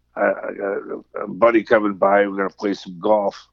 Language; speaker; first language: English; native; English